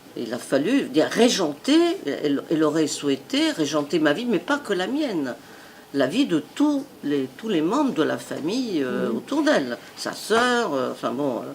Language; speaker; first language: French; non-native, fluent; Italian